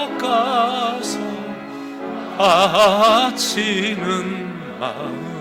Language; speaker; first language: Korean; native; Korean